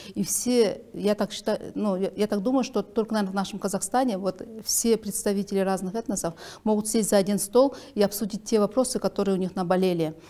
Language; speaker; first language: Russian; native; Russian